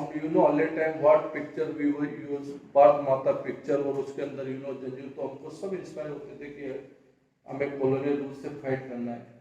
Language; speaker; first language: Hindi; native; Hindi